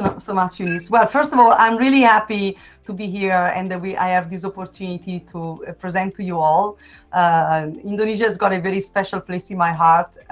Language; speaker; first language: English; non-native, fluent; Italian